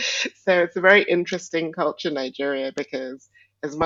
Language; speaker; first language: English; non-native, local second language; Igbo